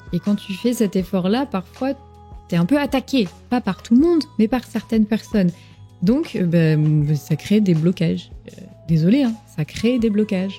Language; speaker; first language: French; native; French